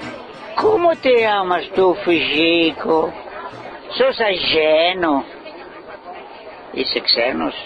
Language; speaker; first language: Spanish; early bilingual, heritage; Ladino